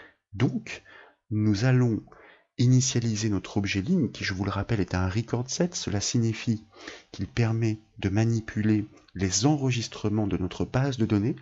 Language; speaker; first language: French; native; French